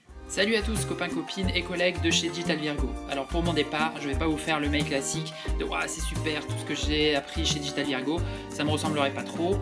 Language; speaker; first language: French; native; French